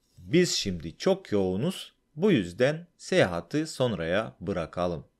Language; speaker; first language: Turkish; non-native, fluent; Russian